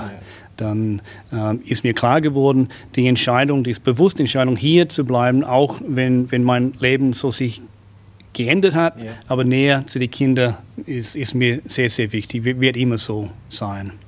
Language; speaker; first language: German; non-native, fluent; English